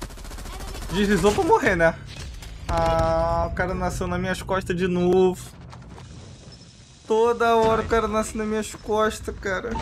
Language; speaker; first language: Portuguese; native; Portuguese